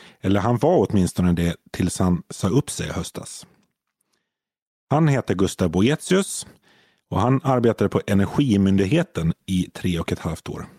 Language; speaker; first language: Swedish; native; Swedish